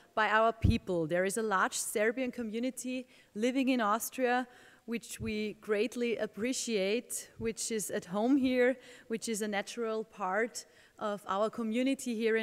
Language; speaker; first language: English; non-native, fluent; German